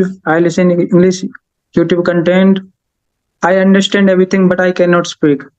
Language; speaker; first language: English; non-native, learner; Haryanvi